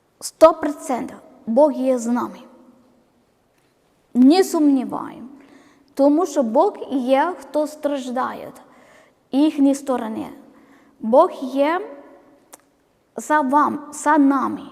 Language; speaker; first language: Ukrainian; non-native, learner; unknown